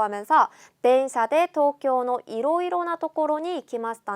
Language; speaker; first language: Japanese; non-native, fluent; Korean